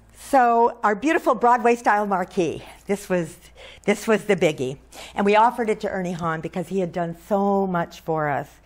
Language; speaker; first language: English; native; English